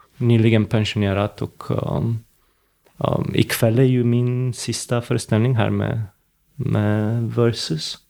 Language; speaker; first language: Swedish; non-native, fluent; Romanian